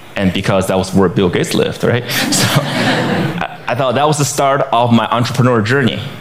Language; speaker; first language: English; non-native, fluent; Chinese